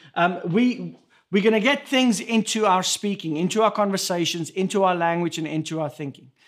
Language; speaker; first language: English; non-native, local second language; Afrikaans